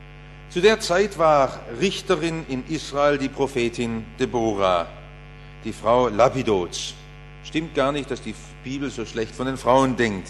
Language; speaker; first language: German; native; German